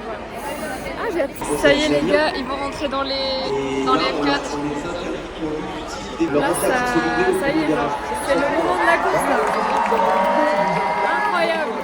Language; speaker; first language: French; native; French